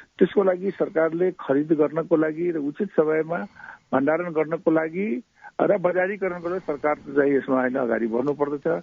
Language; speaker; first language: Nepali; non-native, local second language; Maithili